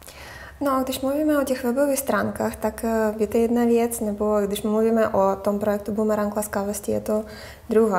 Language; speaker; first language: Czech; non-native, fluent; Russian